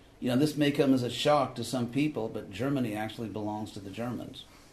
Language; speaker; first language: English; native; English